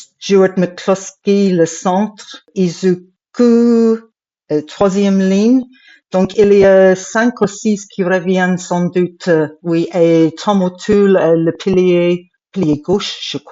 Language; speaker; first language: French; non-native, fluent; English